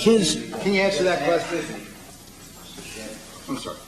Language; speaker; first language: English; native; English